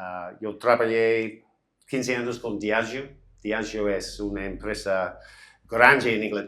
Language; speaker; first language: Portuguese; non-native, learner; English